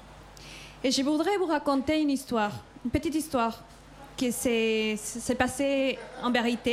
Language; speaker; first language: French; non-native, fluent; Spanish